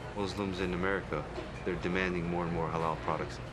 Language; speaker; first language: English; native; English